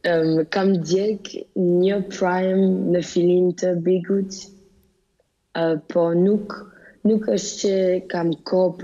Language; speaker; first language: Albanian; early bilingual, heritage; Albanian